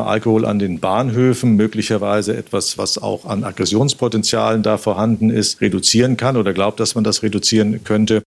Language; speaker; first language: German; native; German